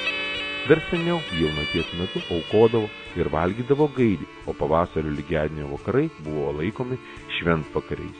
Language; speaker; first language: Lithuanian; native; Lithuanian